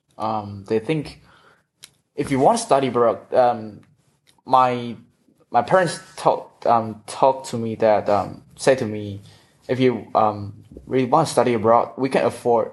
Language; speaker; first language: English; non-native, fluent; Chinese